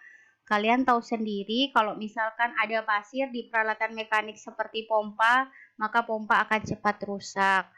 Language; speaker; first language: Indonesian; native; Indonesian